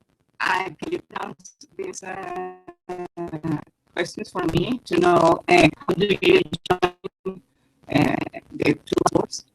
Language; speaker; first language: English; non-native, learner; Spanish